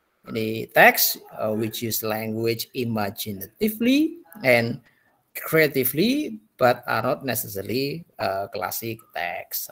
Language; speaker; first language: English; non-native, fluent; Indonesian